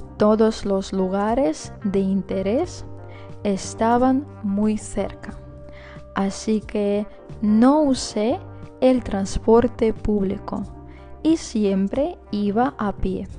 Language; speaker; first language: Spanish; non-native, fluent; Russian